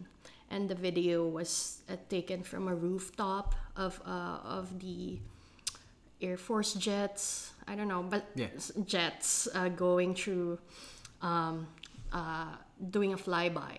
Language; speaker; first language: English; non-native, local second language; Filipino